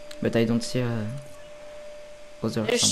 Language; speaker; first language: English; non-native, learner; French